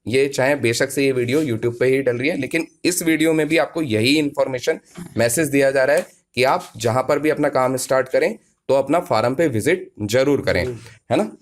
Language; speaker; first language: Hindi; native; Hindi